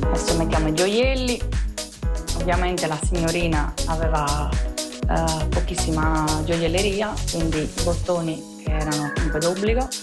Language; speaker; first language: Italian; native; Italian